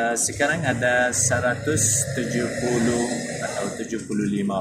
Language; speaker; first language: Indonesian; non-native, learner; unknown